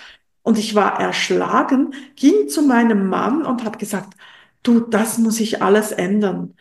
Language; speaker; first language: German; non-native, local second language; French